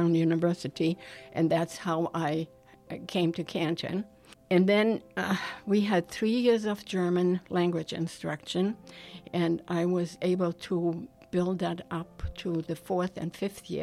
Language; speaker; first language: English; non-native, fluent; German